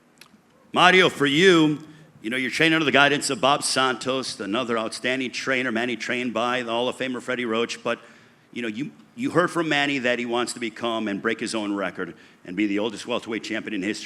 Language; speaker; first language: English; native; English